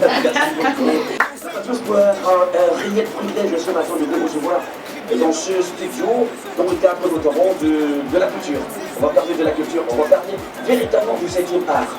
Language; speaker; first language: French; native; French